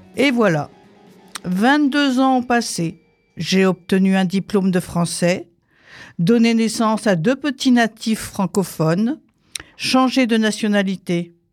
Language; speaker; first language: French; non-native, fluent; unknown